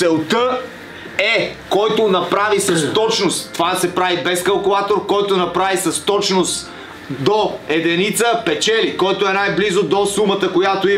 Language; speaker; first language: Bulgarian; native; Bulgarian